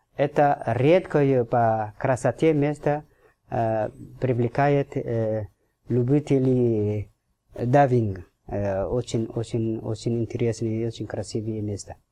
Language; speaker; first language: Russian; non-native, fluent; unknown